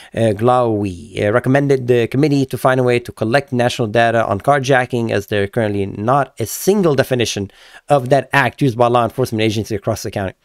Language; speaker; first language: English; native; English